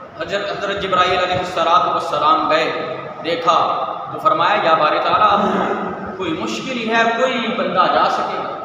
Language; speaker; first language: Urdu; non-native, local second language; Punjabi